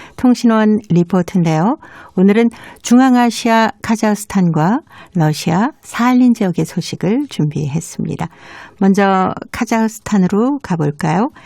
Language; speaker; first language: Korean; native; Korean